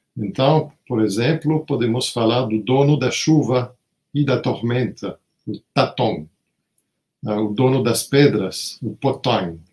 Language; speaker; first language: Portuguese; non-native, fluent; French